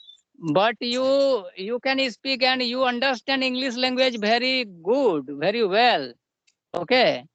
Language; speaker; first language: English; non-native, learner; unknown